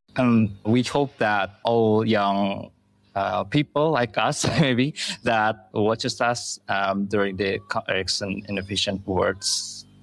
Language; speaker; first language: English; non-native, fluent; Indonesian